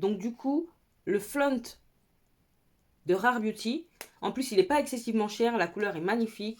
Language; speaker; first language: French; native; French